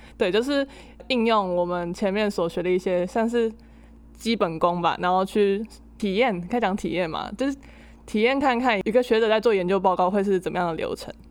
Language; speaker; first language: Chinese; native; Chinese